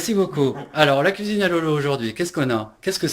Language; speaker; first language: French; native; French